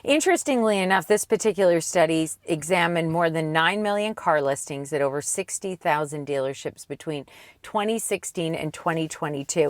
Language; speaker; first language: English; native; English